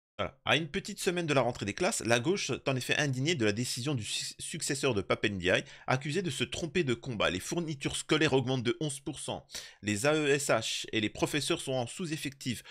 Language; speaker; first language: French; native; French